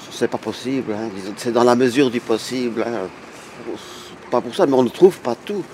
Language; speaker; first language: French; native; French